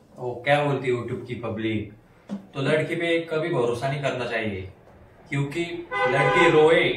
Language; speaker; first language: Hindi; non-native, local second language; Marathi